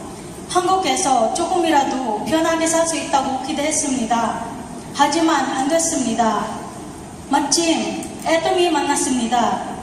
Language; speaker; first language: Korean; non-native, learner; Filipino